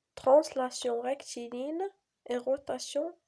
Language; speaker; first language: French; non-native, local second language; Arabic